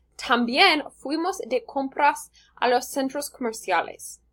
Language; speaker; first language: Spanish; non-native, learner; English